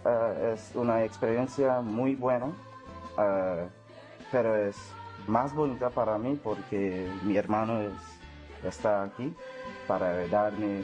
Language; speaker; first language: Spanish; non-native, learner; English